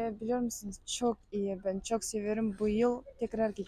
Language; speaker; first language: Turkish; non-native, learner; Kazakh